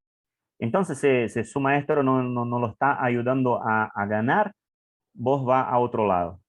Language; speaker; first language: Spanish; non-native, learner; English